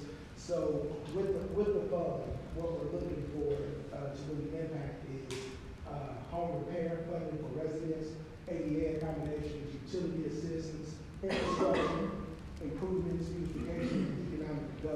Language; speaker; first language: English; native; English